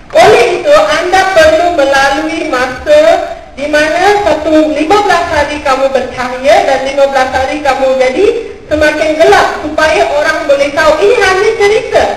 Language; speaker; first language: Malay; non-native, local second language; Tamil